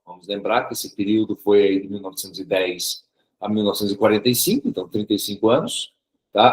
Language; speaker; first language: Portuguese; early bilingual, other home language; Korean